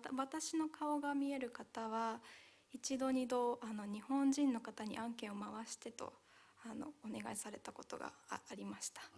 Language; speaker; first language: Japanese; early bilingual, other home language; Hungarian